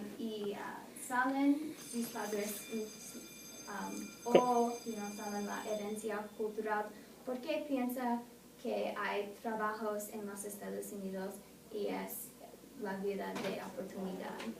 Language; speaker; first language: Spanish; non-native, learner; English